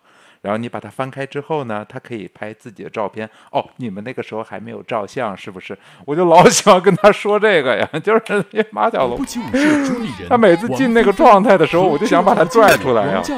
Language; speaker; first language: Chinese; native; Chinese